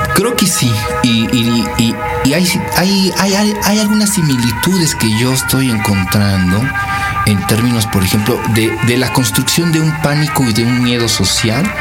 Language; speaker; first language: Spanish; native; Spanish